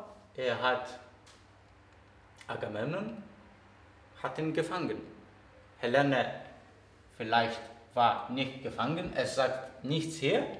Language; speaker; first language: German; non-native, fluent; Greek